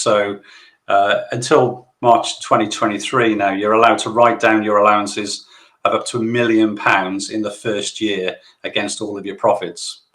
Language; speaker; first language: English; native; English